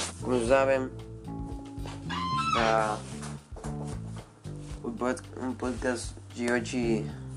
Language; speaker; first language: Portuguese; non-native, learner; Spanish